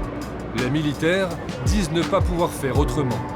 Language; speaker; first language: French; native; French